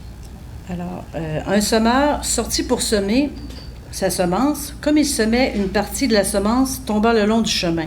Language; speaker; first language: French; native; French